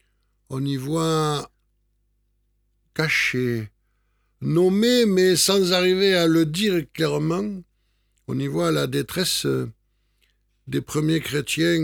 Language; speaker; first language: French; native; French